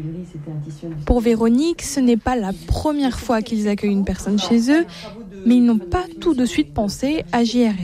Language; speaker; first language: French; native; French